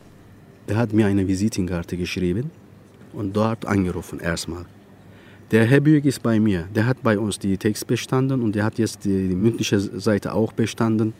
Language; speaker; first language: German; non-native, learner; Turkish